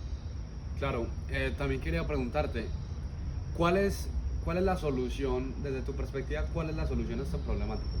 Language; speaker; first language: Spanish; native; Spanish